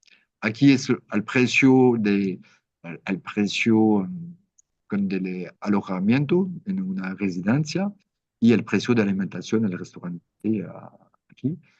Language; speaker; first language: Spanish; non-native, learner; French